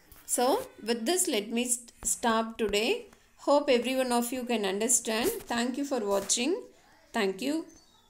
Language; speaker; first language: English; non-native, local second language; Tamil